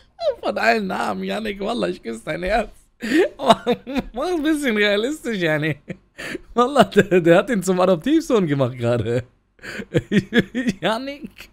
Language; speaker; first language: German; native; German